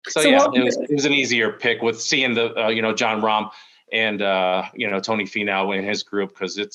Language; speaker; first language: English; native; English